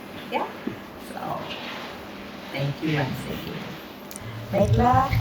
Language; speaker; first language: English; non-native, learner; Indonesian